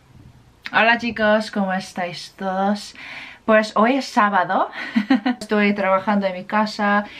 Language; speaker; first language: Spanish; non-native, fluent; Korean